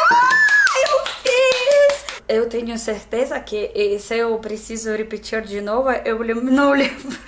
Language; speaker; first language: Portuguese; non-native, learner; Russian